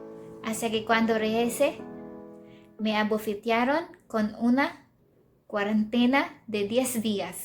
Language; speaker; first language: Spanish; non-native, learner; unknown